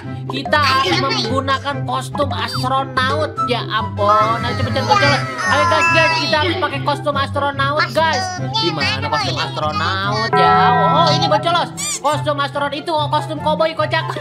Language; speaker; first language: Indonesian; native; Indonesian